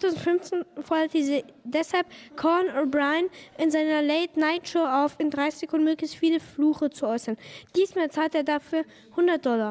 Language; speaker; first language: German; native; German